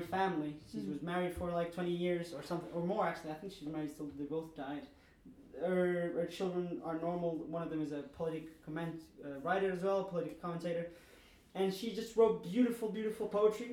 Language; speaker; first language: English; non-native, fluent; Portuguese